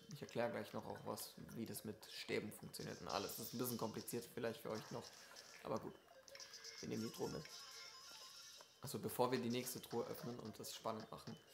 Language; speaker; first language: German; native; German